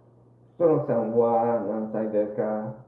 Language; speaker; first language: Japanese; non-native, learner; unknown